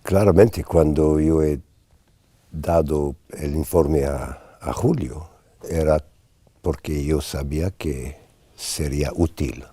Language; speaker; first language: Spanish; non-native, fluent; English